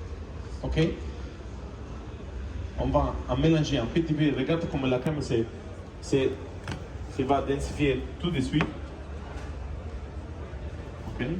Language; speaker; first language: French; non-native, learner; Italian